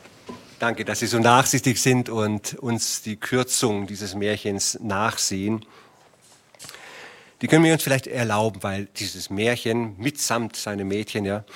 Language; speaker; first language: German; native; German